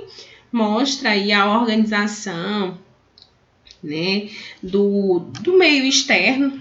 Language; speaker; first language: Portuguese; native; Portuguese